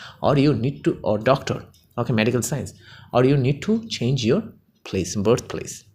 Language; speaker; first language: English; non-native, local second language; Bangla